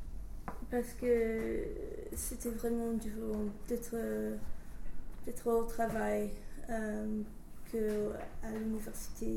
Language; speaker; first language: French; non-native, learner; English